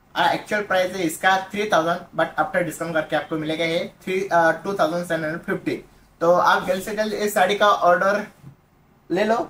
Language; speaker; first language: Hindi; non-native, local second language; Marathi